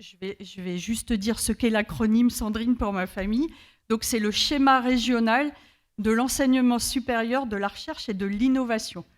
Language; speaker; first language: French; native; French